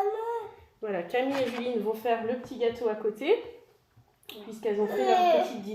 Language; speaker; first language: French; native; French